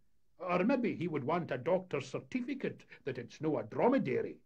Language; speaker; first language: English; native; English